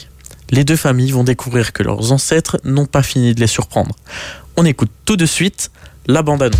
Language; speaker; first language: French; native; French